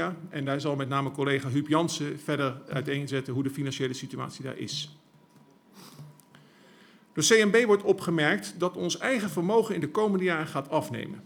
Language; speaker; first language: Dutch; native; Dutch